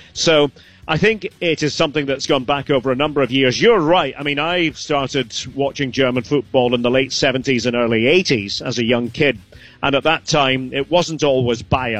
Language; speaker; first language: English; native; English